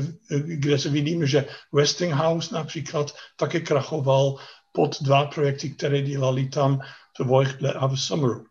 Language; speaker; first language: Czech; non-native, fluent; Dutch